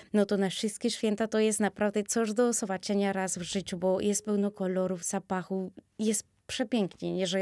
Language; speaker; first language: Polish; early bilingual, other home language; Spanish